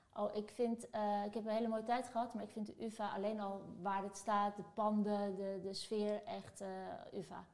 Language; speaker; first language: Dutch; early bilingual, other home language; Turkish